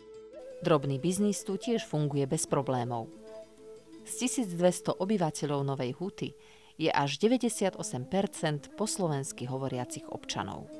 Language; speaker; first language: Slovak; native; Slovak